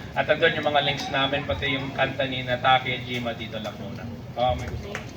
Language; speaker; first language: Filipino; native; Filipino